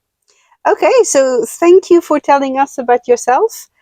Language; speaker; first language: English; non-native, fluent; French